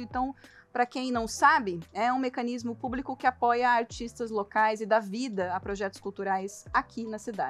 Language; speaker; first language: Portuguese; native; Portuguese